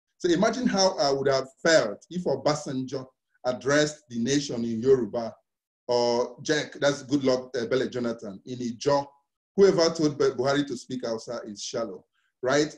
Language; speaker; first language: English; non-native, local second language; Igbo